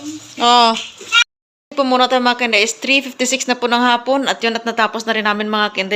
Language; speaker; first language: Filipino; non-native, local second language; Cebuano